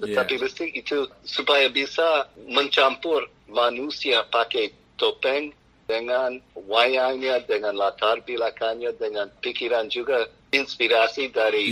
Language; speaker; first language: Indonesian; non-native, fluent; English